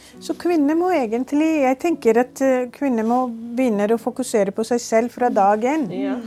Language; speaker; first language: Norwegian; non-native, fluent; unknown